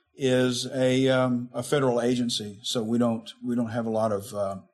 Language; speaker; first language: English; native; English